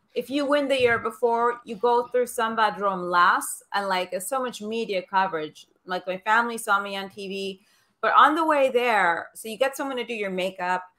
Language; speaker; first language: English; early bilingual, other home language; Portuguese